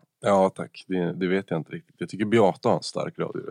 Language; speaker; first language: Swedish; native; Swedish